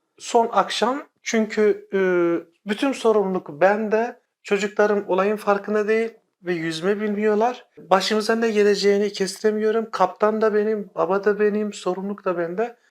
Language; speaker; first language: Turkish; non-native, local second language; Kurdish